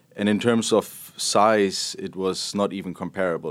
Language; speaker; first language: English; non-native, fluent; German